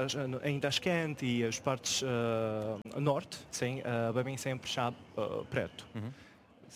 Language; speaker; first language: Portuguese; non-native, fluent; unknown